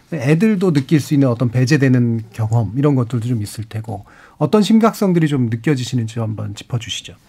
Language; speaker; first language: Korean; native; Korean